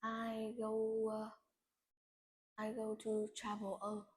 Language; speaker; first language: English; non-native, learner; Vietnamese